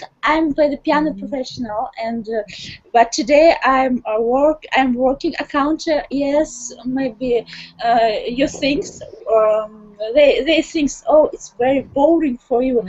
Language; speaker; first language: English; non-native, learner; Russian